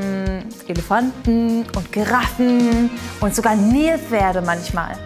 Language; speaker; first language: German; native; German